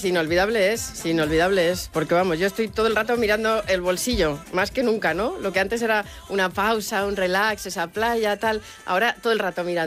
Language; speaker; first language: Spanish; native; Spanish